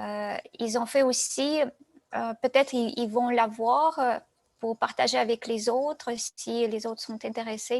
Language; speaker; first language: French; non-native, fluent; Russian